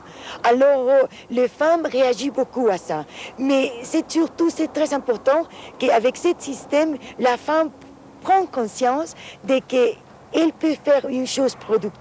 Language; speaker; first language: French; non-native, fluent; Spanish